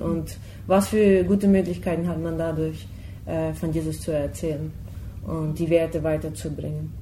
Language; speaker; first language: German; non-native, fluent; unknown